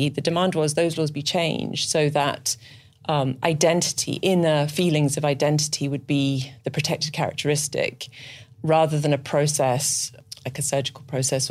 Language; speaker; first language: English; native; English